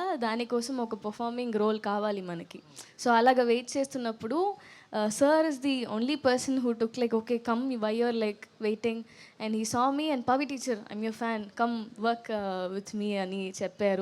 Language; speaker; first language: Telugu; non-native, learner; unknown